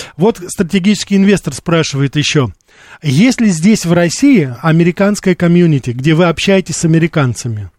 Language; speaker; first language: Russian; native; Russian